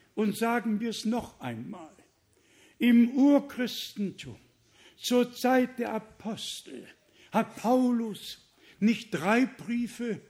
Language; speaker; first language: German; native; German